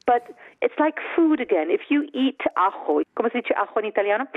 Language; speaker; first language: English; early bilingual, other home language; German